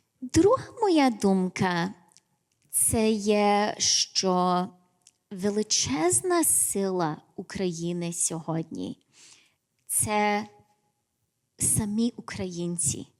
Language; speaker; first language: Ukrainian; early bilingual, heritage; English